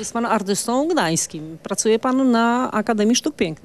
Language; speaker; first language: Polish; native; Polish